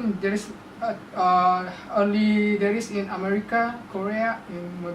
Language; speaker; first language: English; non-native, learner; Indonesian